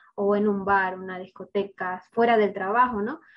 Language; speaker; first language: Spanish; native; Spanish